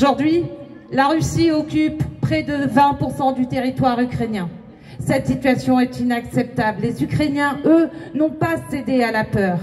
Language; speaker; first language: French; native; French